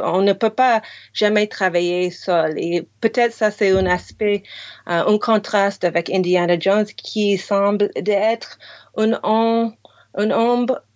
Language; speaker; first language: French; non-native, fluent; English